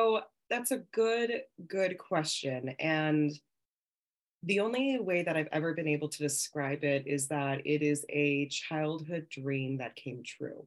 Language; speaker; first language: English; native; English